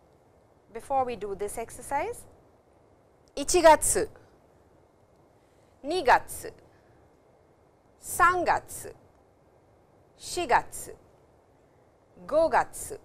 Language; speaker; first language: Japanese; non-native, fluent; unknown